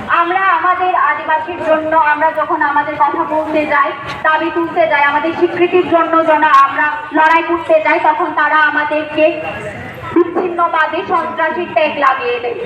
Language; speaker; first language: Bangla; non-native, local second language; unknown